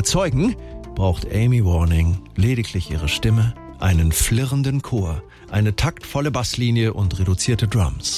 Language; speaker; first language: German; native; German